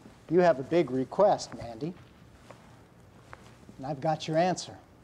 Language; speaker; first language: English; native; English